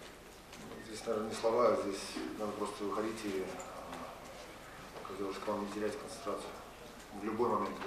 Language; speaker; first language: Russian; native; Russian